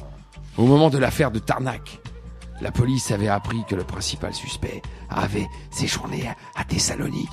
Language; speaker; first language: French; native; French